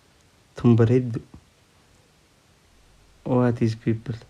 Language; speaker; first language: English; non-native, learner; Oromo